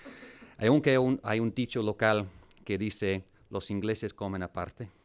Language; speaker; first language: Spanish; non-native, fluent; English